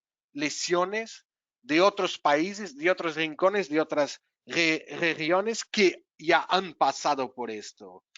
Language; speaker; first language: Spanish; non-native, fluent; Portuguese